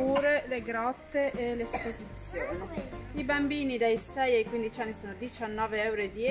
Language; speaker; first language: Italian; native; Italian